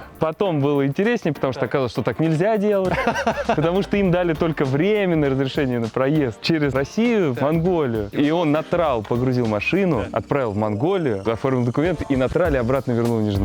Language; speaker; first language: Russian; native; Russian